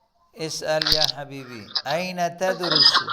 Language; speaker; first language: Arabic; non-native, fluent; Urdu